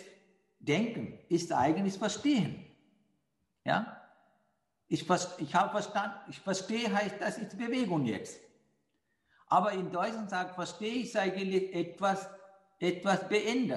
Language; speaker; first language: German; non-native, fluent; Sinhala